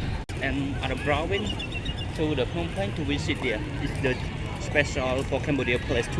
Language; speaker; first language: English; non-native, learner; Khmer